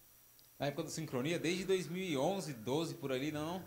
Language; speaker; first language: Portuguese; native; Portuguese